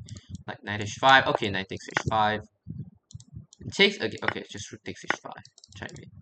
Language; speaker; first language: English; non-native, fluent; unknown